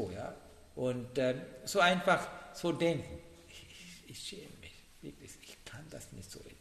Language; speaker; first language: German; non-native, learner; Sinhala